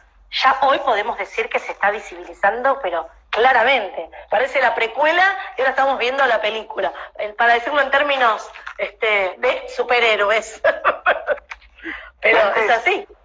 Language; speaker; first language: Spanish; native; Spanish